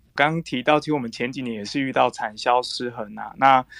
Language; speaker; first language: Chinese; native; Chinese